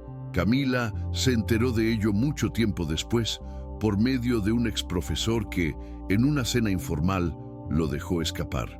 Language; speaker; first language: Spanish; native; Spanish